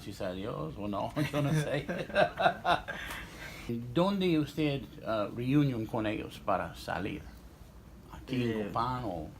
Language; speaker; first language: Spanish; non-native, learner; English